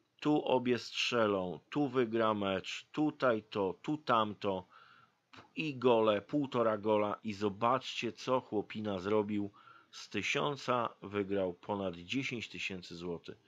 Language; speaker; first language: Polish; native; Polish